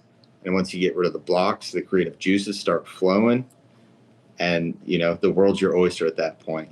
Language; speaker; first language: English; native; English